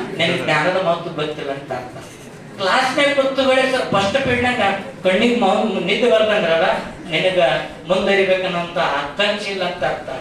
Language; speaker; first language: Kannada; native; Kannada